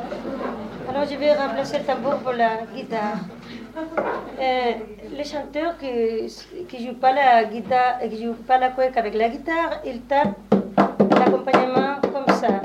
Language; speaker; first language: French; non-native, learner; Spanish